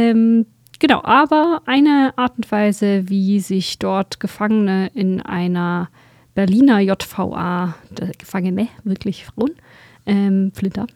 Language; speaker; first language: German; native; German